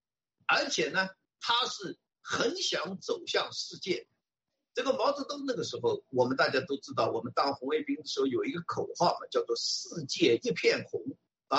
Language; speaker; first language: Chinese; native; Chinese